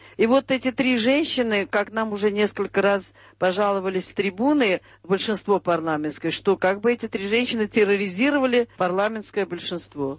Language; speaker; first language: Russian; native; Russian